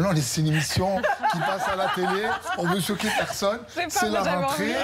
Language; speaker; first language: French; native; French